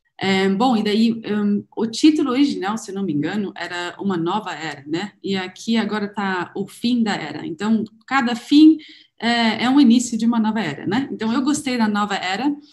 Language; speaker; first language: Portuguese; non-native, fluent; German